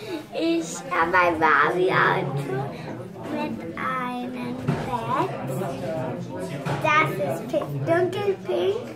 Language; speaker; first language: German; non-native, learner; Polish